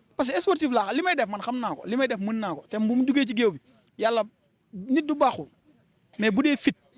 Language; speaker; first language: Wolof; native; Wolof